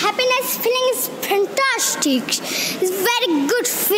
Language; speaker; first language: English; non-native, learner; Hindi